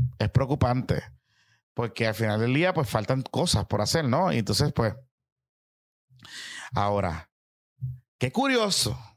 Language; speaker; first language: Spanish; native; Spanish